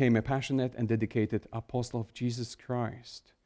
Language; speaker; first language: English; non-native, fluent; Polish